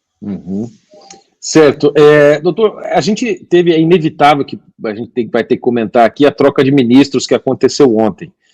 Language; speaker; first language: Portuguese; native; Portuguese